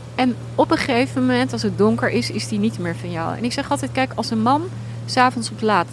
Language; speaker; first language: Dutch; native; Dutch